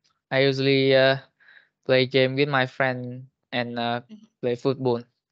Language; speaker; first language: English; non-native, learner; Vietnamese